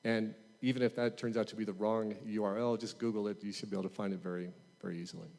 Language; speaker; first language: English; native; English